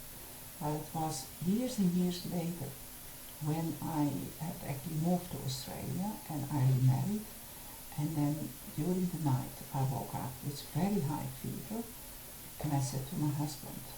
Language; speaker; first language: English; non-native, fluent; Dutch